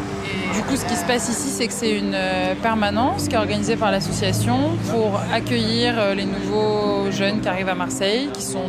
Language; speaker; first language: French; native; French